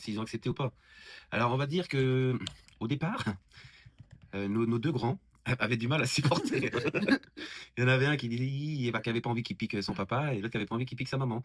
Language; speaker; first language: French; native; French